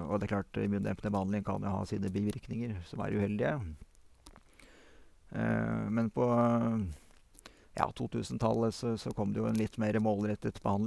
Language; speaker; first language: Norwegian; native; Norwegian